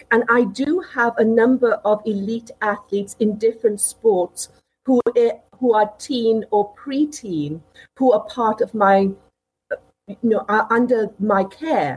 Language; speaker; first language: English; native; English